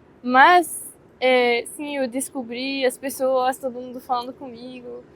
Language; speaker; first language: Portuguese; non-native, fluent; French